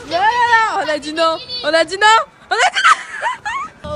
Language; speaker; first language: French; native; French